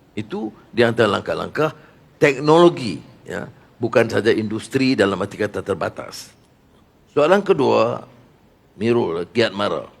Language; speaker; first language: Malay; native; Malay